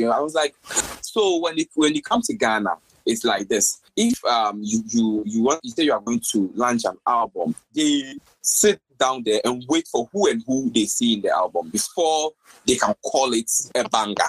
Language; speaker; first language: English; non-native, local second language; Akan